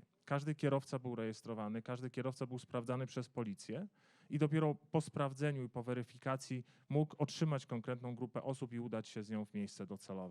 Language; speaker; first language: Polish; native; Polish